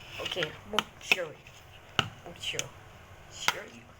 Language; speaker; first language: English; non-native, learner; Thai